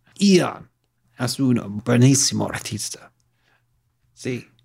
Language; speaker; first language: Spanish; non-native, learner; English